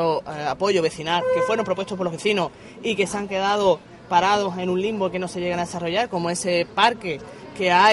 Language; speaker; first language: Spanish; native; Spanish